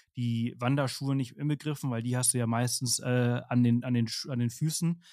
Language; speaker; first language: German; non-native, fluent; Spanish